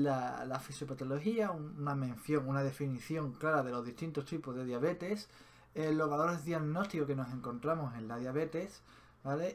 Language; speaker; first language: Spanish; native; Spanish